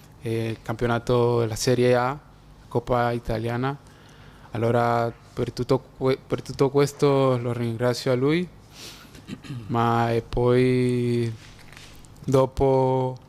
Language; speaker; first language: Italian; non-native, fluent; Spanish